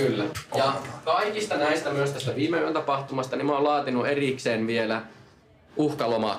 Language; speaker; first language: Finnish; native; Finnish